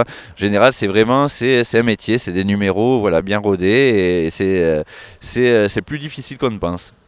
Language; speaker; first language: French; native; French